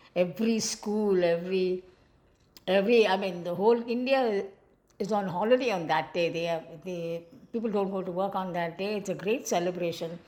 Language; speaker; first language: English; non-native, local second language; Malayalam